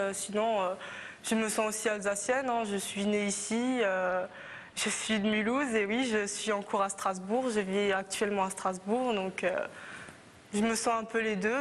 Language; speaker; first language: French; native; French